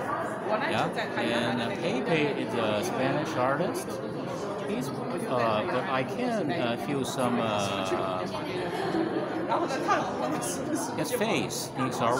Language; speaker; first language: English; non-native, learner; Chinese